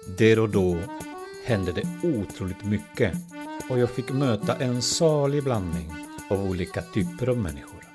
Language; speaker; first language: Swedish; non-native, fluent; Spanish